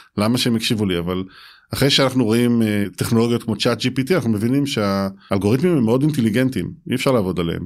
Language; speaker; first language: Hebrew; native; Hebrew